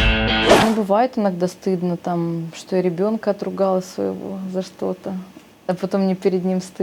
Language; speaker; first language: Russian; native; Russian